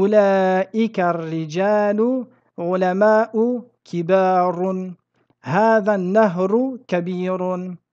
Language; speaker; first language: Arabic; non-native, fluent; French